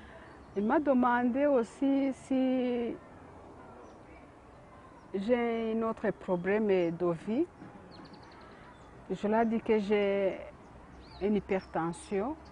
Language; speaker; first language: French; non-native, local second language; Kinyarwanda